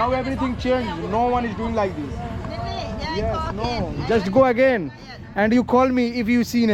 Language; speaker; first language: English; non-native, learner; Hindi